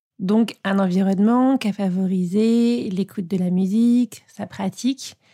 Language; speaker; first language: French; native; French